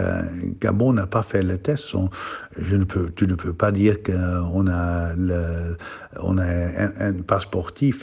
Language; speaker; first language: French; non-native, learner; Dutch